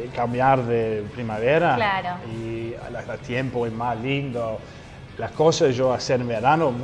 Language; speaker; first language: Spanish; non-native, learner; English